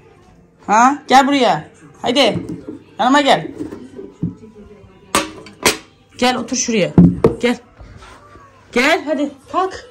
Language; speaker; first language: Turkish; native; Turkish